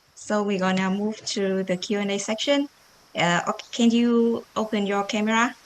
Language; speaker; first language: English; non-native, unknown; Vietnamese